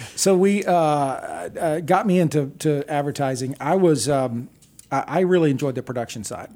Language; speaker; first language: English; native; English